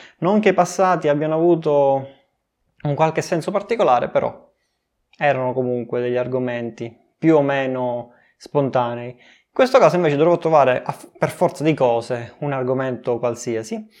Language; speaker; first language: Italian; native; Italian